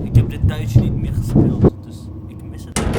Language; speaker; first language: Dutch; non-native, local second language; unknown